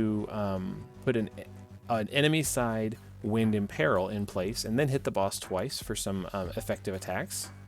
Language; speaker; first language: English; native; English